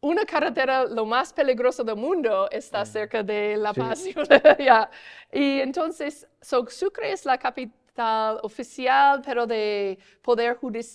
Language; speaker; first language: Spanish; non-native, learner; English